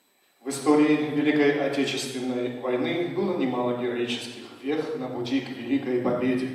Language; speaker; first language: Russian; native; Russian